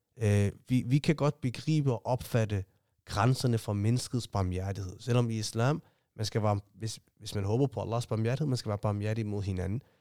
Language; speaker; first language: Danish; early bilingual, other home language; Somali